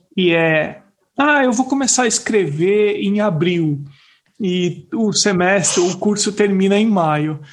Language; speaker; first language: Portuguese; native; Portuguese